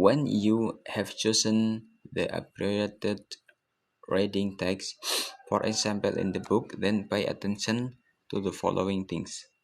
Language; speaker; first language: English; non-native, learner; Indonesian